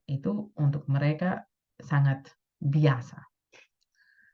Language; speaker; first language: Indonesian; non-native, fluent; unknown